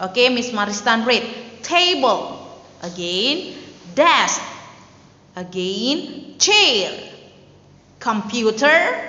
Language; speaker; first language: English; non-native, fluent; Indonesian